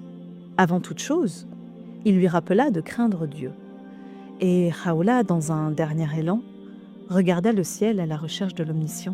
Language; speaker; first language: French; native; French